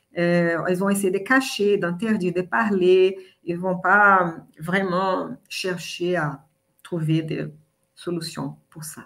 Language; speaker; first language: French; non-native, fluent; Portuguese